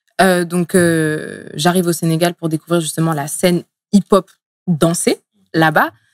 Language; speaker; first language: French; early bilingual, other home language; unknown